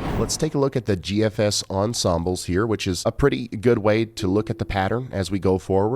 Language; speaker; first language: English; native; English